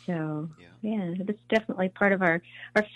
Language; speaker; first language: English; native; English